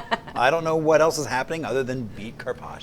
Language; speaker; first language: English; native; English